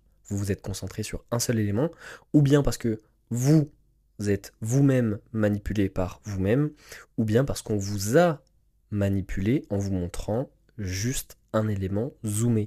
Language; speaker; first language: French; native; French